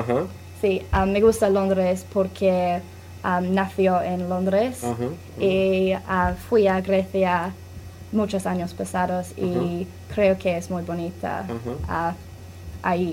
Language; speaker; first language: Spanish; non-native, learner; English